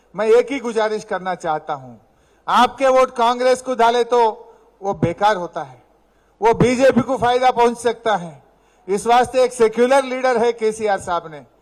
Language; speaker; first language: Hindi; non-native, local second language; Telugu